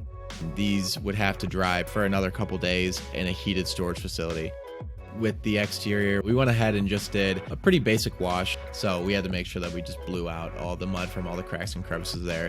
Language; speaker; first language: English; native; English